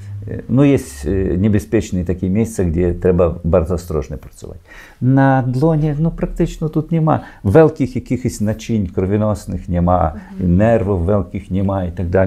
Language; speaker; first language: Polish; non-native, learner; Ukrainian